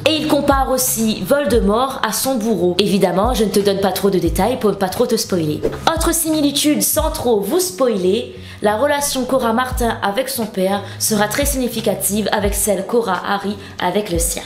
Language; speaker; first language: French; native; French